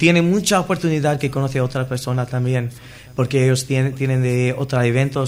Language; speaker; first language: Spanish; non-native, learner; English